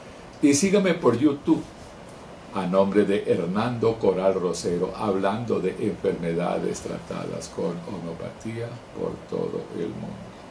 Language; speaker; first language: Spanish; native; Spanish